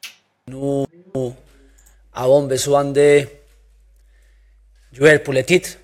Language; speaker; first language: French; non-native, learner; Spanish